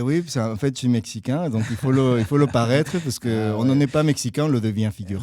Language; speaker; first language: French; non-native, fluent; Spanish